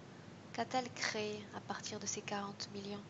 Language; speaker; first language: French; native; French